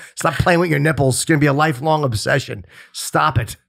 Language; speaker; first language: English; native; English